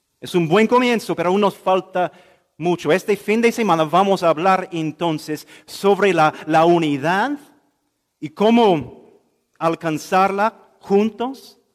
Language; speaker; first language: Spanish; non-native, fluent; English